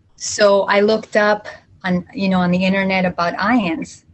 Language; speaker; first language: English; early bilingual, other home language; Spanish